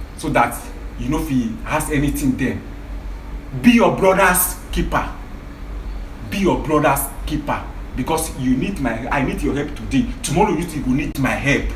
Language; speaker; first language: Nigerian Pidgin; non-native, local second language; Yoruba